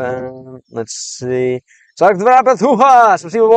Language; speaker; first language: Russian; non-native, learner; English